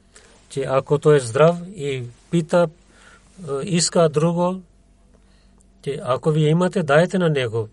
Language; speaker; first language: Bulgarian; non-native, learner; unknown